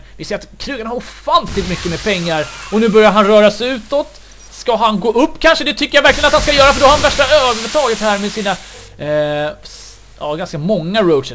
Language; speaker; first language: Swedish; native; Swedish